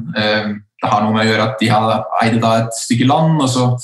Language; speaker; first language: Norwegian; early bilingual, other home language; Icelandic